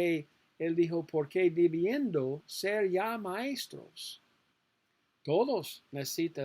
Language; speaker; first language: Spanish; non-native, learner; English